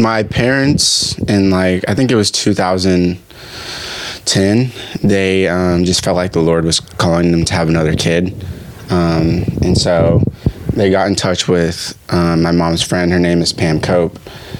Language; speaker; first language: English; early bilingual, other home language; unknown